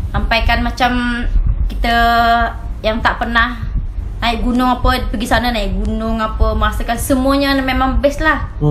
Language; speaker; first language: Malay; native; Malay